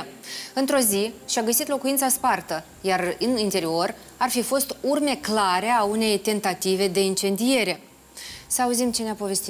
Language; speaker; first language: Romanian; native; Romanian